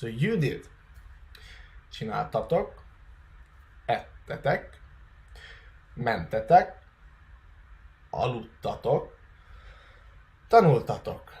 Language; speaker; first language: Hungarian; non-native, fluent; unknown